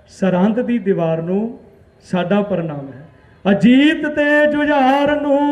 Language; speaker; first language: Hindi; non-native, local second language; Punjabi